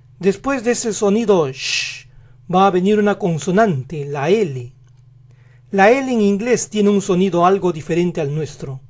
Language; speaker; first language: Spanish; native; Spanish